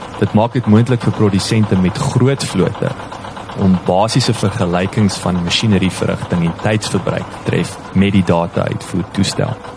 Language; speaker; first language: Afrikaans; native; Afrikaans